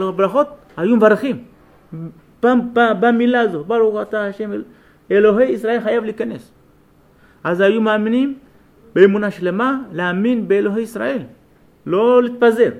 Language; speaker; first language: Hebrew; non-native, fluent; Amharic